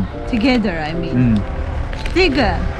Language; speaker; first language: English; non-native, learner; Armenian